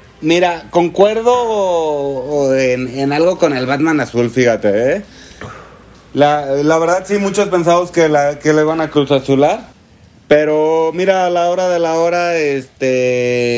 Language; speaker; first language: Spanish; native; Spanish